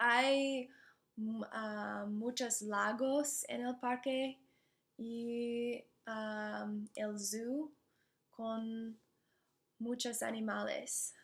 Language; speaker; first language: Spanish; non-native, learner; English